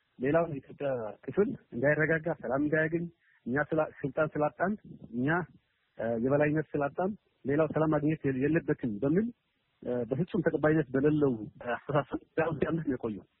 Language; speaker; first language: Amharic; non-native, local second language; Somali